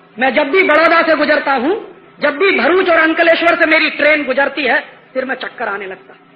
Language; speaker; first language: Hindi; native; Hindi